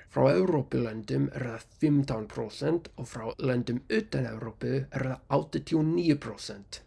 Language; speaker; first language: Icelandic; non-native, fluent; English